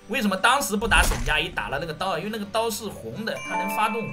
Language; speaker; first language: Chinese; native; Chinese